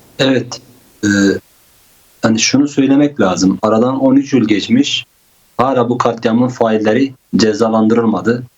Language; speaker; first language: Turkish; non-native, local second language; Kurdish